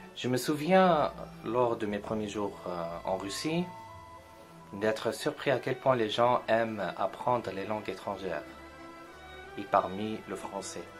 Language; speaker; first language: French; non-native, local second language; Arabic